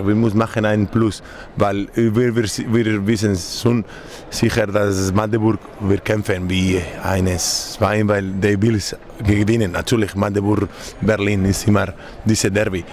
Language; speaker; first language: German; non-native, learner; Spanish